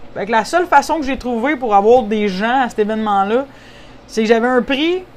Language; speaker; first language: French; native; French